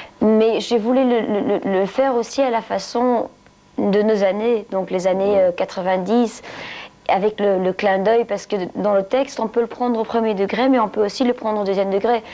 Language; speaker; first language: French; non-native, local second language; Dutch